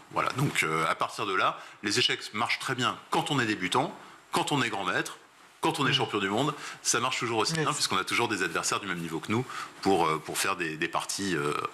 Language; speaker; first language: French; native; French